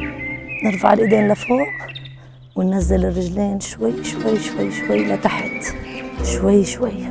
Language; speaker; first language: Arabic; native; Arabic